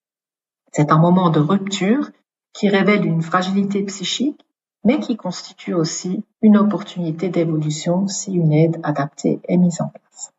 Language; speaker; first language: French; native; French